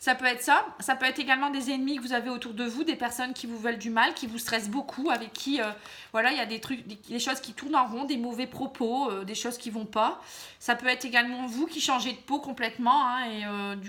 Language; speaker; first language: French; native; French